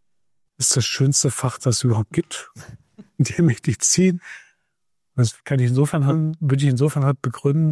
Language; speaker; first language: German; native; German